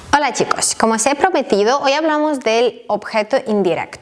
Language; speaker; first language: Spanish; non-native, fluent; Ukrainian